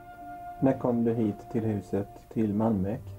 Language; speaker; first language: Swedish; native; Swedish